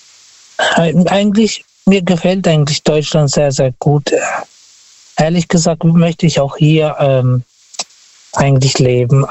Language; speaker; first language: German; non-native, fluent; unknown